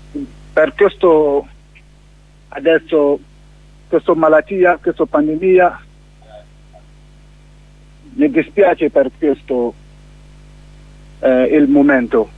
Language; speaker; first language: Italian; non-native, learner; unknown